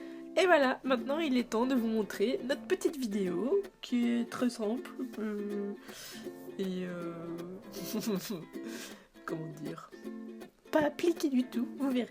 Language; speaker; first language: French; native; French